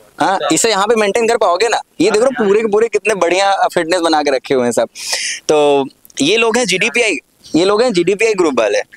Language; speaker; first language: Hindi; native; Hindi